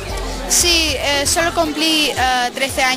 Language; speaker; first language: Spanish; early bilingual, other home language; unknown